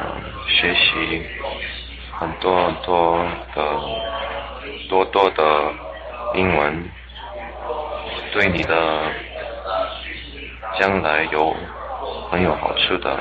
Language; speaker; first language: Chinese; non-native, learner; English